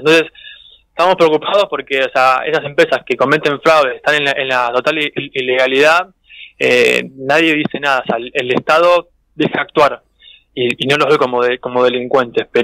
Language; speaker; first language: Spanish; native; Spanish